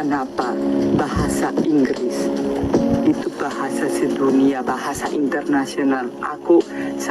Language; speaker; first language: Indonesian; non-native, fluent; Spanish